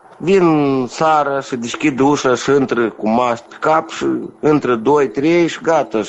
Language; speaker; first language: Romanian; native; Romanian